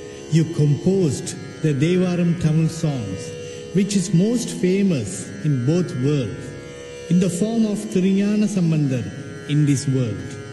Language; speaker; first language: English; early bilingual, other home language; Tamil